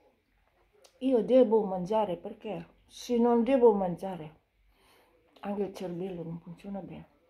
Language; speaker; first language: Italian; non-native, fluent; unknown